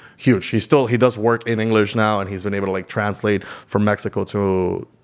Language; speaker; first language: English; early bilingual, other home language; Spanish